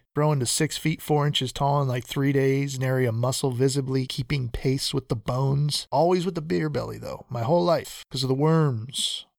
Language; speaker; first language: English; early bilingual, other home language; Spanish